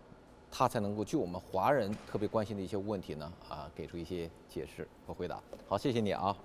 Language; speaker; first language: Chinese; native; Chinese